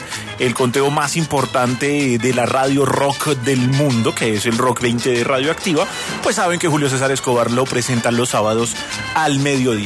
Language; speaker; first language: Spanish; native; Spanish